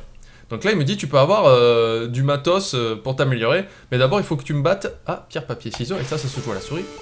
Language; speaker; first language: French; native; French